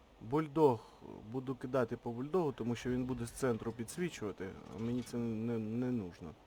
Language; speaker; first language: Ukrainian; non-native, local second language; Russian